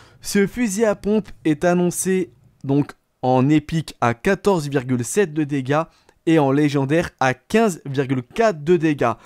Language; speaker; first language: French; native; French